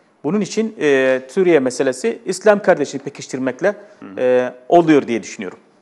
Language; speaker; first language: Turkish; non-native, fluent; Arabic